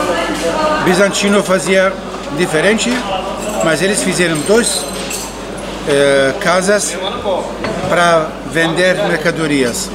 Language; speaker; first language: Portuguese; non-native, learner; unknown